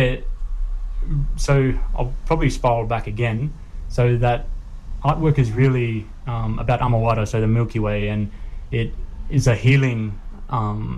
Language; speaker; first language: English; native; English